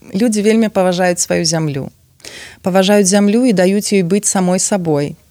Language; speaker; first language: Belarusian; non-native, local second language; Russian